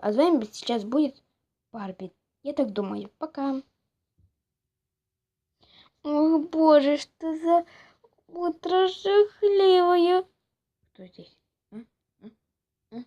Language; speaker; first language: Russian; non-native, local second language; Ukrainian